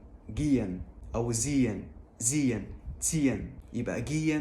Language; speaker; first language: Arabic; native; Arabic